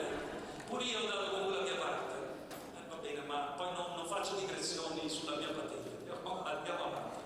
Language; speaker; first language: Italian; native; Italian